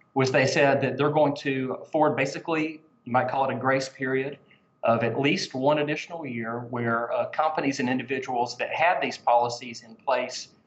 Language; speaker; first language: English; native; English